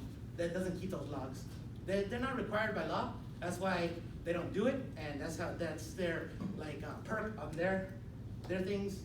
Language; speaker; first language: English; non-native, fluent; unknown